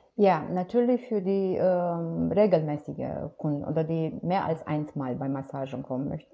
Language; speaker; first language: German; non-native, fluent; Romanian